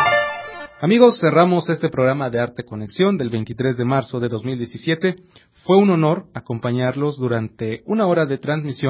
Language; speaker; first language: Spanish; native; Spanish